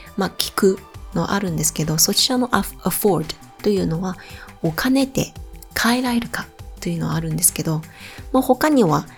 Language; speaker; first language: Japanese; non-native, fluent; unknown